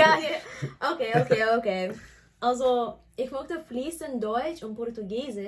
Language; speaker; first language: German; non-native, learner; English